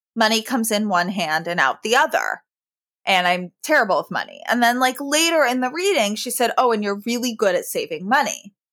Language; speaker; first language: English; native; English